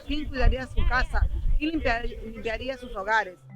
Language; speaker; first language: Spanish; native; Spanish